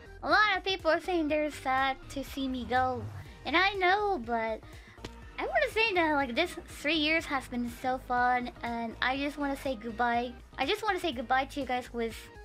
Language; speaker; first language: English; non-native, fluent; Japanese